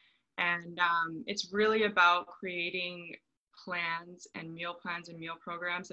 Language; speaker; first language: English; native; English